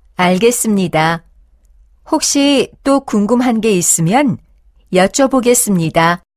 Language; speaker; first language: Korean; native; Korean